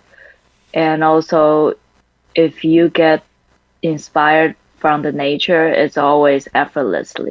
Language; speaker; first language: English; non-native, fluent; Chinese